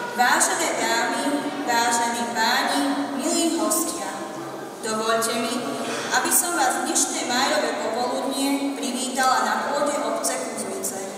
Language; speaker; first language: Slovak; native; Slovak